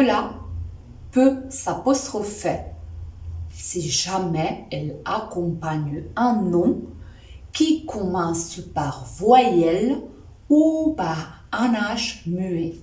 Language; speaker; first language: French; non-native, fluent; Spanish